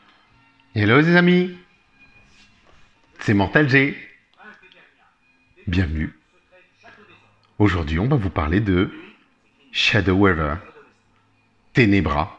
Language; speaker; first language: French; native; French